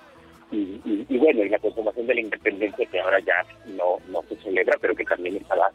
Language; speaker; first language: Spanish; native; Spanish